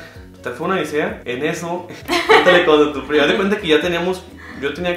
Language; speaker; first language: Spanish; native; Spanish